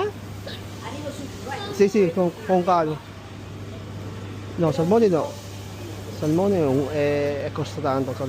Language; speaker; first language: Italian; non-native, learner; Filipino